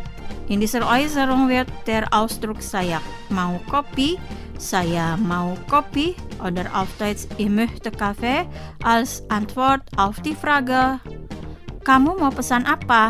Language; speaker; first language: German; non-native, fluent; Indonesian